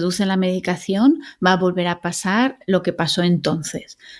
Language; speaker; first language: Spanish; native; Spanish